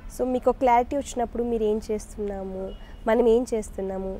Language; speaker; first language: Telugu; early bilingual, other home language; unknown